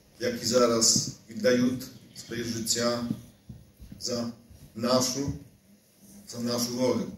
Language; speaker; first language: Ukrainian; non-native, fluent; Polish